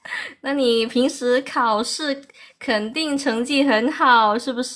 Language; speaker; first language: Chinese; early bilingual, heritage; Chinese